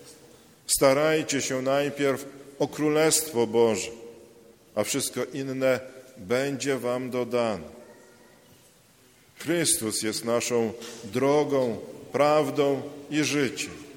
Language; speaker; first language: Polish; native; Polish